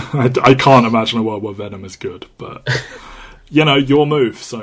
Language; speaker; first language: English; native; English